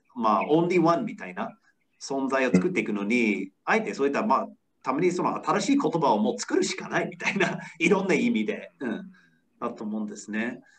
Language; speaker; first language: Japanese; non-native, fluent; English